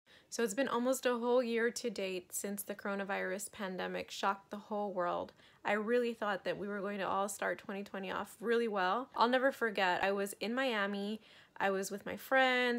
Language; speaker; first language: English; early bilingual, other home language; Spanish